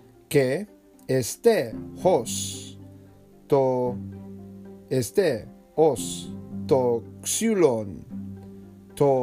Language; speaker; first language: Greek; non-native, learner; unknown